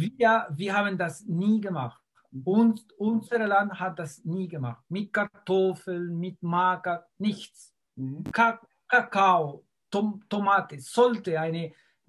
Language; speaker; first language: German; non-native, fluent; Spanish